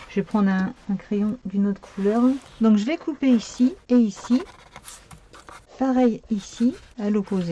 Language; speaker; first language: French; native; French